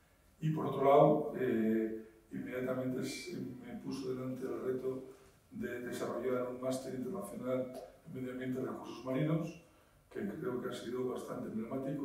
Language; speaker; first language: Spanish; native; Spanish